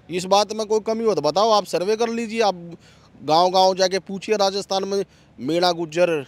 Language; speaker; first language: Hindi; native; Hindi